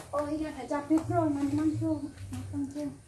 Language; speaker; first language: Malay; non-native, local second language; Javanese